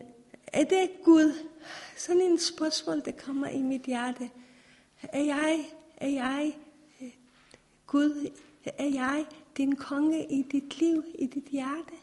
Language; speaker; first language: Danish; non-native, fluent; Persian